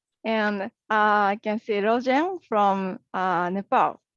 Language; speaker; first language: English; non-native, learner; Japanese